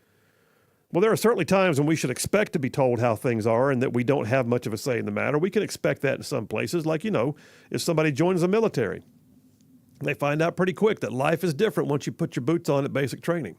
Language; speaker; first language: English; native; English